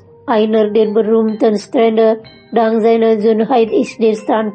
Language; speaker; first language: German; non-native, fluent; Indonesian